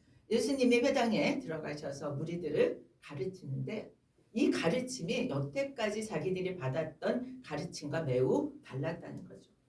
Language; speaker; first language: Korean; native; Korean